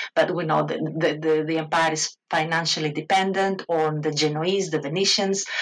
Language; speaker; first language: English; non-native, fluent; Greek